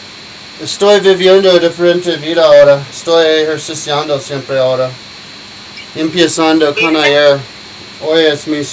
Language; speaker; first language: Spanish; non-native, learner; English